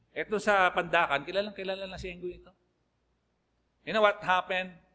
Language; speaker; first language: Filipino; non-native, local second language; Bikol